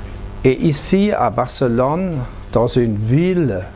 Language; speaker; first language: French; non-native, fluent; German